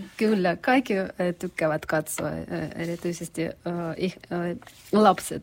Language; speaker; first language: Finnish; non-native, learner; Turkish